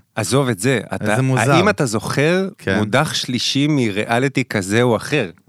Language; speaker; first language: Hebrew; early bilingual, other home language; Spanish